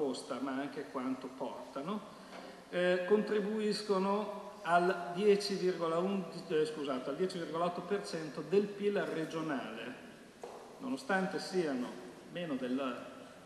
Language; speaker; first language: Italian; native; Italian